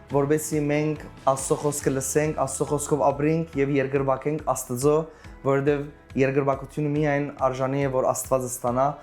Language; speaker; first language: Armenian; native; Armenian